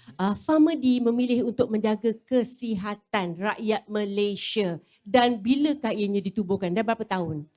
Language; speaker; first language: Malay; native; Malay